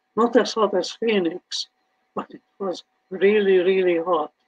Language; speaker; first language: English; early bilingual, other home language; Hungarian